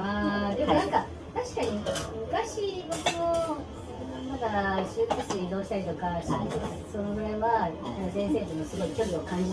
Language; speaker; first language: Japanese; native; Japanese